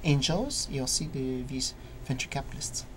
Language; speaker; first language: French; non-native, learner; English